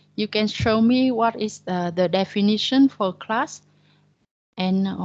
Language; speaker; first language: English; non-native, fluent; Vietnamese